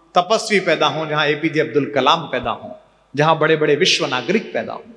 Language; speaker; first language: Hindi; native; Hindi